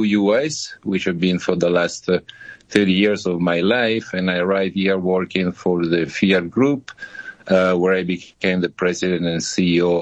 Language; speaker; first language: English; non-native, fluent; Italian